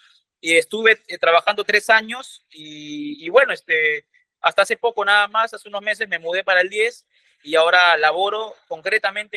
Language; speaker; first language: Spanish; native; Spanish